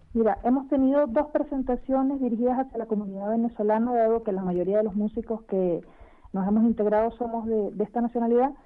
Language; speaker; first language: Spanish; native; Spanish